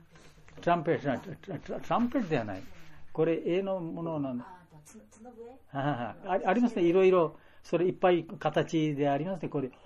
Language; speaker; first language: Japanese; non-native, learner; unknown